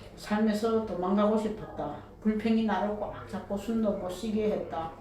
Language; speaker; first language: Korean; early bilingual, heritage; Korean